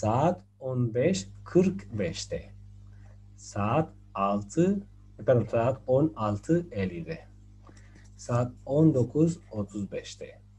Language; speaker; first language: Turkish; non-native, fluent; Spanish